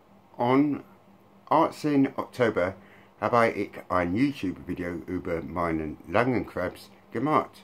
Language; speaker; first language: German; non-native, learner; English